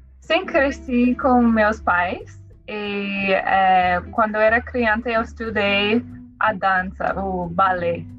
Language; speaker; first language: Portuguese; non-native, learner; English